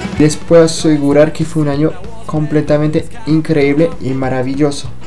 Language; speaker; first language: Spanish; non-native, fluent; French